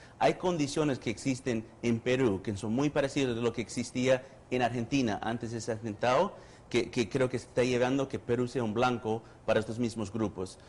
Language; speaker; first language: Spanish; early bilingual, heritage; Spanish